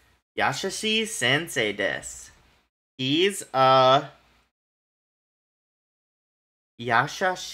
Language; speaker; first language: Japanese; non-native, learner; English